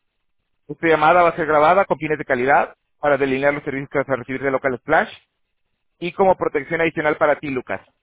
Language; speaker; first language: Spanish; native; Spanish